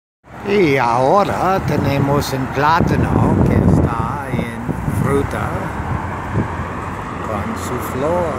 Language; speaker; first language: Spanish; non-native, learner; English